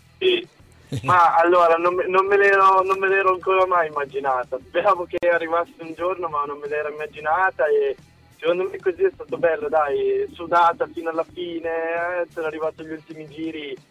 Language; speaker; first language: Italian; native; Italian